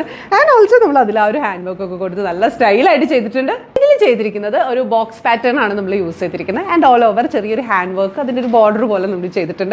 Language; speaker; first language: Malayalam; native; Malayalam